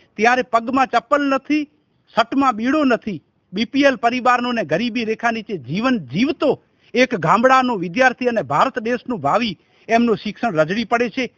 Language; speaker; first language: Gujarati; non-native, local second language; Kachhi